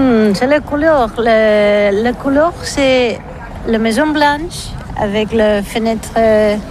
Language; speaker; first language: French; non-native, learner; Catalan